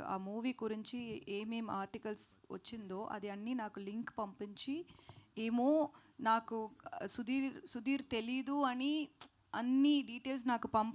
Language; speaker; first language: Telugu; non-native, learner; Tamil